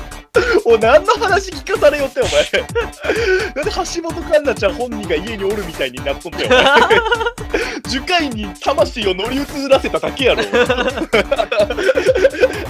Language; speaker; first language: Japanese; native; Japanese